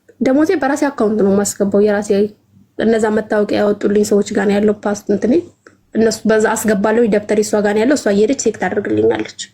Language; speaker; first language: Amharic; native; Amharic